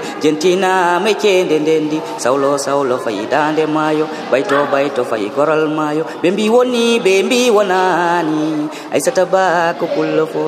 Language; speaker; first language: French; non-native, local second language; Fula